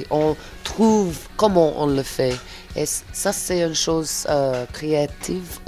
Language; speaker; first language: French; non-native, fluent; English